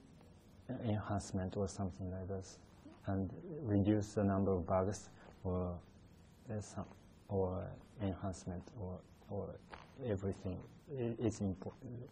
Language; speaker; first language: English; non-native, fluent; Japanese